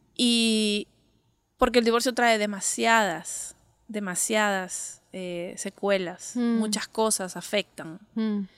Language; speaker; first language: Spanish; native; Spanish